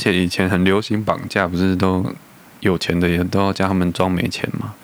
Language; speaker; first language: Chinese; native; Chinese